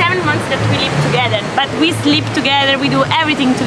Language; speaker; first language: English; non-native, fluent; German